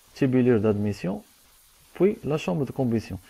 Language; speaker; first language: French; non-native, local second language; Arabic